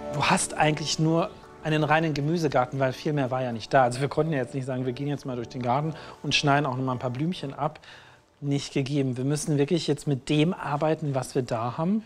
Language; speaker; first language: German; native; German